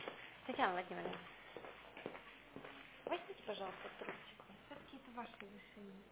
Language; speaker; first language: Russian; native; Russian